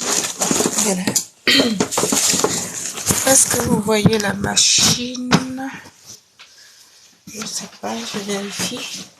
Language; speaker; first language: French; native; French